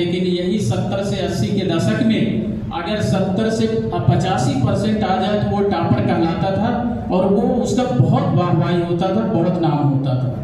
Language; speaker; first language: Hindi; native; Hindi